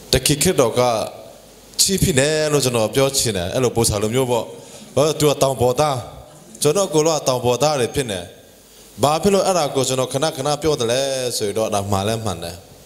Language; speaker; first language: Burmese; non-native, local second language; Hakha Chin